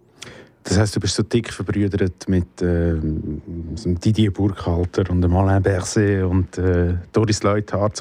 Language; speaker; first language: German; native; German